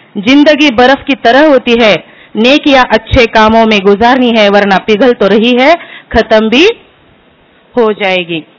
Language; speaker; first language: Hindi; non-native, local second language; Marathi